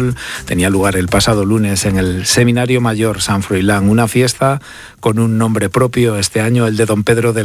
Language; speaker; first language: Spanish; native; Spanish